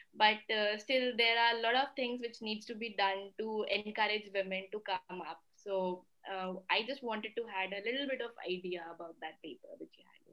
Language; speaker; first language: English; non-native, local second language; Hindi